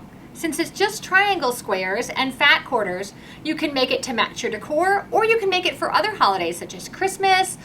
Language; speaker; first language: English; native; English